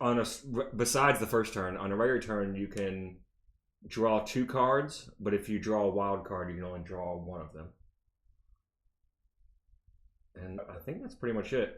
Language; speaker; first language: English; native; English